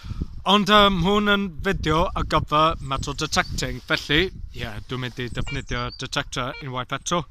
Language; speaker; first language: Welsh; non-native, local second language; English